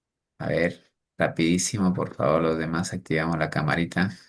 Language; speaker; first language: Spanish; native; Spanish